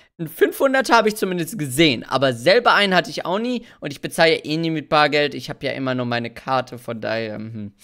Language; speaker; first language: German; early bilingual, other home language; Hungarian